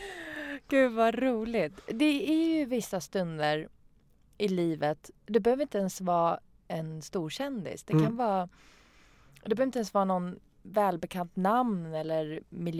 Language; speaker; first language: Swedish; non-native, fluent; Persian